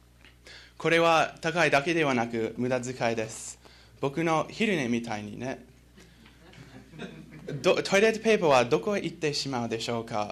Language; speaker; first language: Japanese; non-native, learner; English